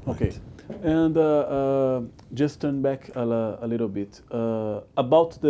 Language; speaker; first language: English; non-native, learner; Portuguese